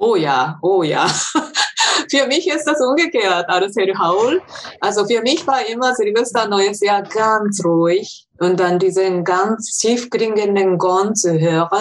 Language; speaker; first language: German; non-native, fluent; Japanese